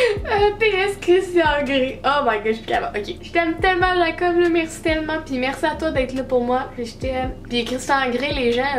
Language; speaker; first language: French; native; French